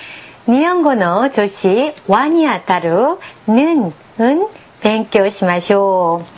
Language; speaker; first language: Japanese; non-native, fluent; Korean